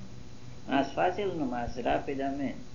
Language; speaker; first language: Portuguese; non-native, learner; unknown